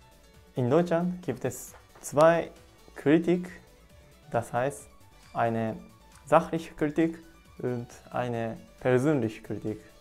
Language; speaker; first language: German; non-native, learner; Japanese